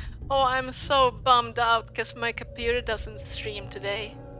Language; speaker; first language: English; non-native, fluent; Swedish